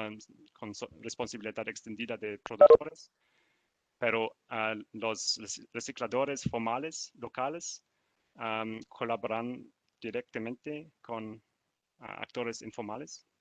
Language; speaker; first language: Spanish; non-native, learner; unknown